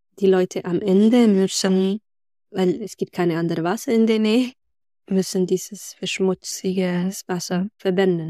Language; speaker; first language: German; non-native, fluent; Spanish